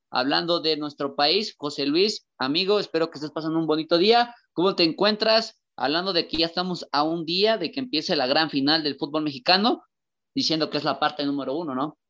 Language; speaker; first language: Spanish; native; Spanish